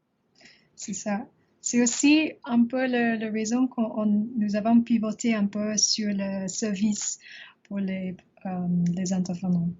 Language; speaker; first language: French; non-native, learner; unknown